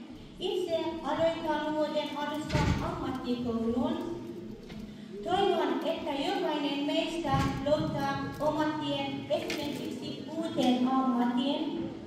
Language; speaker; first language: Finnish; non-native, fluent; Persian